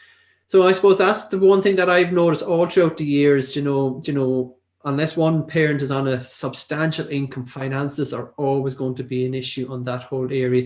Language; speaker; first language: English; native; English